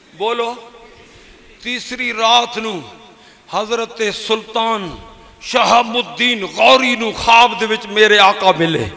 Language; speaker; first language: Urdu; non-native, local second language; Punjabi